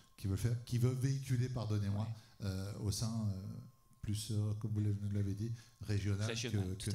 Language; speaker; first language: French; native; French